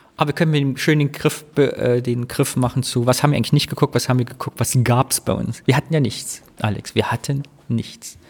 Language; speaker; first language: German; native; German